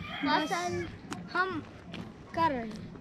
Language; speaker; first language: Hindi; non-native, local second language; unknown